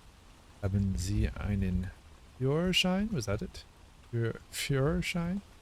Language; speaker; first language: German; non-native, learner; English